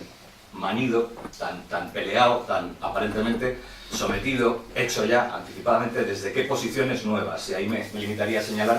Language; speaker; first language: Spanish; native; Spanish